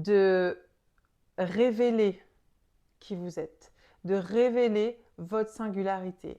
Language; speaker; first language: French; native; French